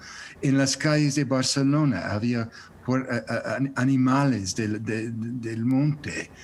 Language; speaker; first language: Spanish; non-native, fluent; English